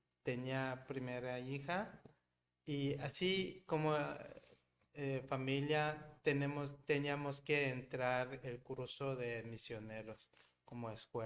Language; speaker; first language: Spanish; non-native, learner; Korean